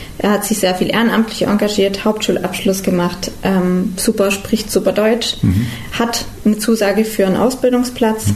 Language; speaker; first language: German; native; German